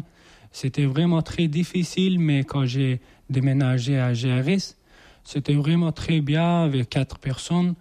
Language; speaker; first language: French; non-native, learner; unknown